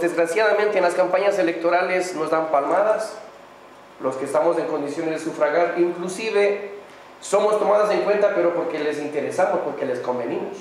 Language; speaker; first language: Spanish; native; Spanish